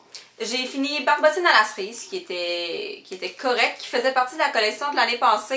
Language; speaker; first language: French; native; French